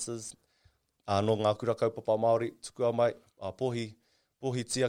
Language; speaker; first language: English; non-native, local second language; Māori